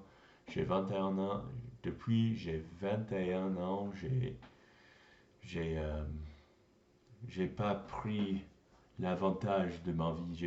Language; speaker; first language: French; non-native, learner; English